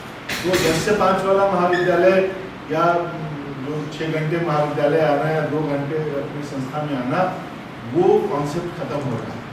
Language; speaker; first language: Hindi; native; Hindi